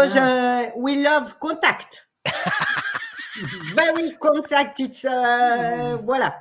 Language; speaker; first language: English; non-native, learner; French